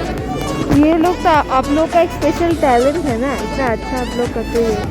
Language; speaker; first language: Hindi; non-native, local second language; Bangla